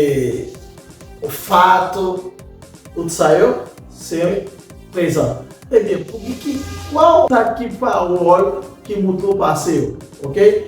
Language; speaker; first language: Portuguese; non-native, fluent; Haitian Creole